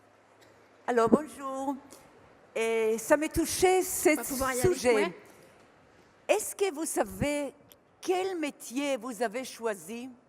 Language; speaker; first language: French; non-native, learner; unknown